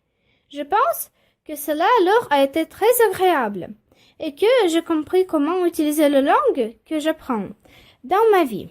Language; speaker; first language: French; non-native, fluent; Russian